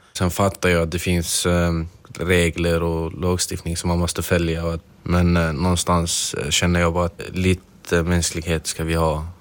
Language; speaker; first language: Swedish; non-native, fluent; Arabic